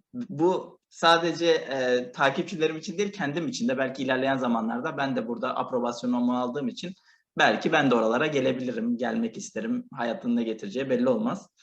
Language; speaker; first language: Turkish; native; Turkish